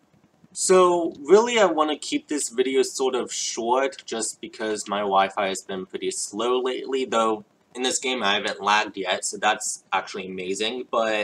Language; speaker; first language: English; native; English